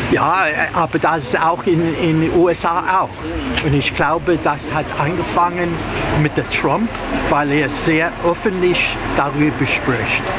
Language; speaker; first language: German; non-native, learner; English